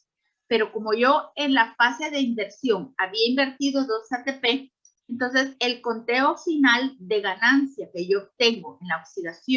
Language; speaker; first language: Spanish; native; Spanish